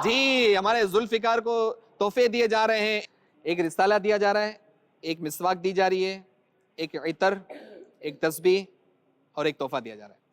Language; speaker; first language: Urdu; native; Urdu